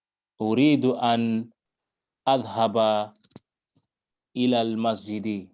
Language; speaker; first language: Arabic; non-native, learner; English